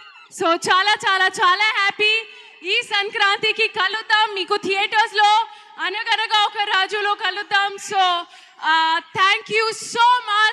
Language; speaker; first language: Telugu; non-native, learner; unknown